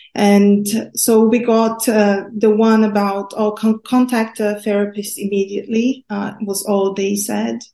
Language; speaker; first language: English; non-native, fluent; Portuguese